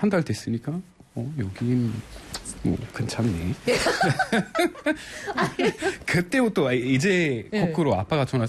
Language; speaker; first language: Korean; non-native, fluent; Arabic